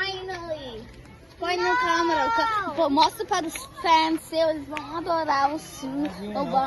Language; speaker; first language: Portuguese; early bilingual, heritage; Portuguese